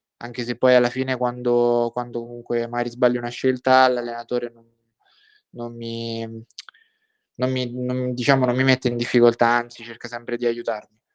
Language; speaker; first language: Italian; native; Italian